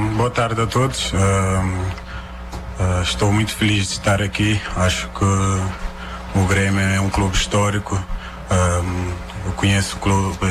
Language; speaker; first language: Portuguese; non-native, local second language; Kabuverdianu